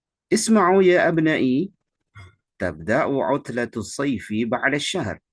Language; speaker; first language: Arabic; non-native, fluent; Indonesian